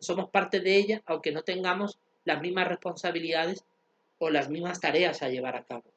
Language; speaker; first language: Spanish; native; Spanish